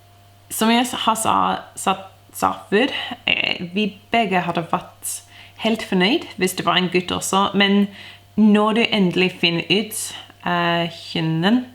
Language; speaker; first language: Norwegian; non-native, fluent; English